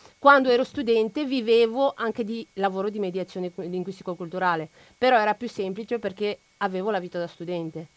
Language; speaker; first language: Italian; non-native, fluent; Romanian